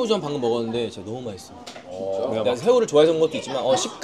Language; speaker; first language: Korean; native; Korean